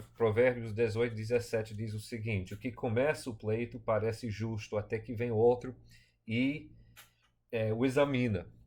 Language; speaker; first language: Portuguese; non-native, fluent; English